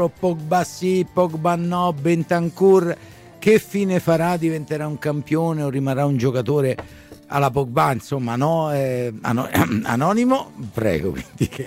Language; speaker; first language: Italian; native; Italian